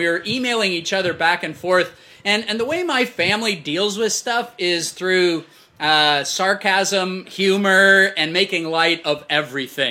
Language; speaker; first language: English; native; English